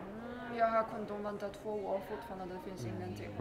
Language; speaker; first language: Swedish; non-native, fluent; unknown